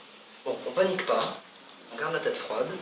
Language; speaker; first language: French; native; French